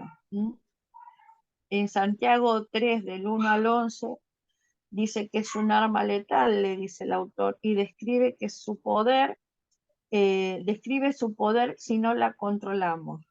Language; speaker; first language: Spanish; native; Spanish